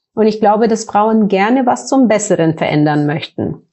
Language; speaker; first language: German; non-native, fluent; Bulgarian